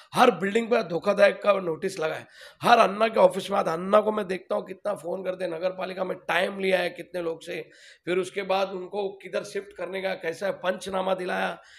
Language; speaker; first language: Hindi; non-native, local second language; Telugu